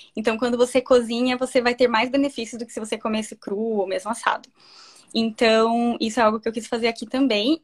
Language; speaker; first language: Portuguese; native; Portuguese